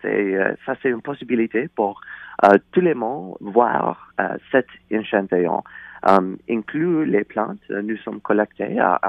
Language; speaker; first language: French; non-native, learner; English